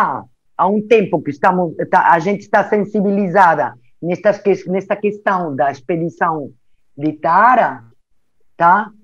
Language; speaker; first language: Portuguese; non-native, learner; French